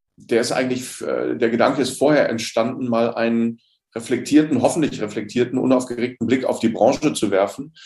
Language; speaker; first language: German; native; German